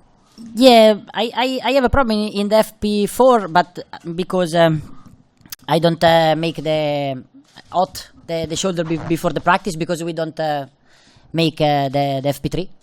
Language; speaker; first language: English; non-native, fluent; Italian